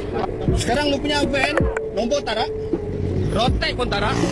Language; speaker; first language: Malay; non-native, local second language; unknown